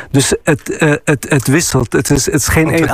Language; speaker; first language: Dutch; non-native, fluent; Arabic